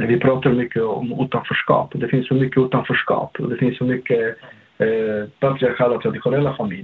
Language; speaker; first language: Swedish; non-native, fluent; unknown